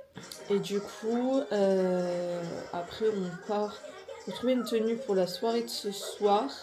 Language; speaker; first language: French; native; French